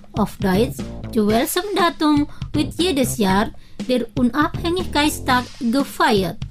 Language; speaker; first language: German; non-native, fluent; Indonesian